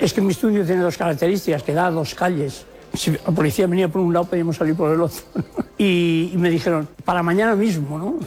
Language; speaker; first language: Spanish; native; Spanish